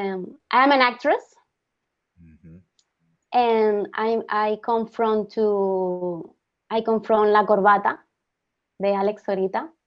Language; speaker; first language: English; non-native, learner; Spanish